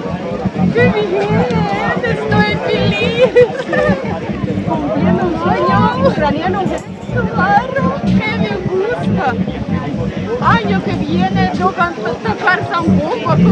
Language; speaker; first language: Spanish; non-native, learner; Ukrainian